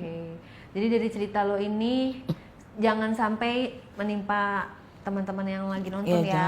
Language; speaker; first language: Indonesian; native; Indonesian